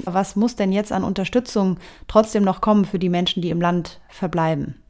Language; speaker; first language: German; native; German